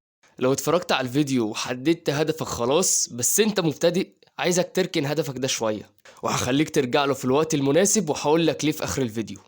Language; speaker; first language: Arabic; native; Arabic